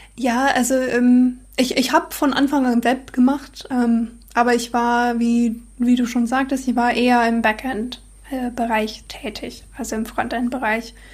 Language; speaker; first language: German; non-native, fluent; English